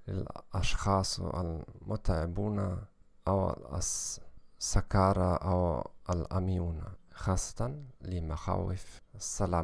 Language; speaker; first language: Arabic; non-native, learner; German